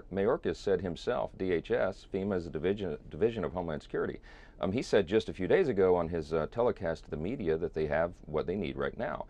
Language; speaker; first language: English; native; English